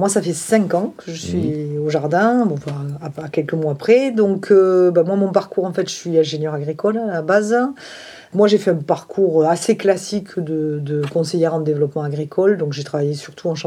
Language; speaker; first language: French; native; French